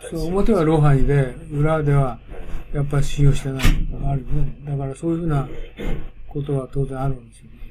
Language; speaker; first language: Japanese; native; Japanese